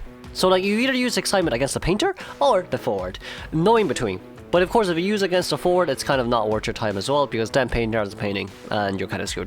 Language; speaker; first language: English; non-native, fluent; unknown